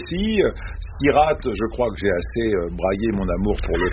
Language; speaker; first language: French; native; French